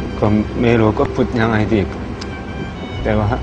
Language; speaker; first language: Thai; non-native, learner; Korean